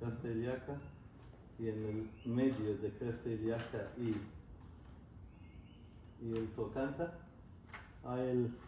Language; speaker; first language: Spanish; non-native, learner; English